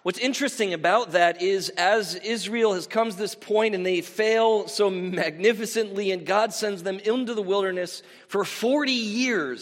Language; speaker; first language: English; native; English